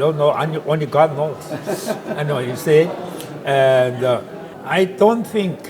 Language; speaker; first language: English; non-native, learner; Korean